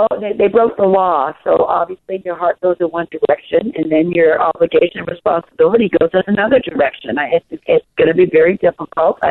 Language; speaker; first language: English; native; English